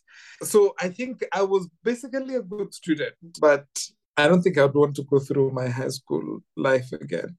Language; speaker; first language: English; non-native, local second language; Kikuyu